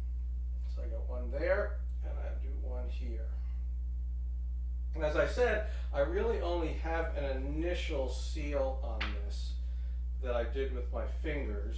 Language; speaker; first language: English; native; English